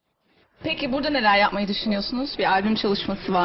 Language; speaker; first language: Turkish; native; Turkish